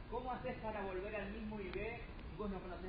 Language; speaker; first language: Spanish; native; Spanish